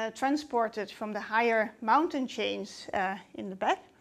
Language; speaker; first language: English; non-native, fluent; Dutch